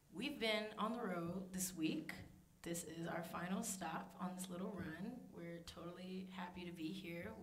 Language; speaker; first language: English; native; English